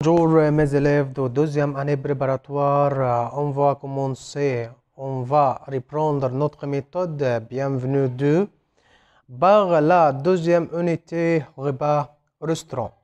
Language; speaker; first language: French; non-native, fluent; Arabic